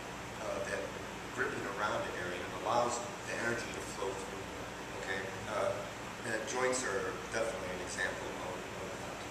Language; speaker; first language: English; native; English